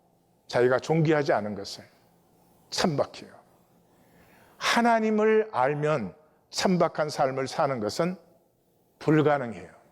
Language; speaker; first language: Korean; native; Korean